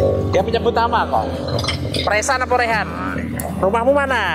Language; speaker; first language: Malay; non-native, local second language; Javanese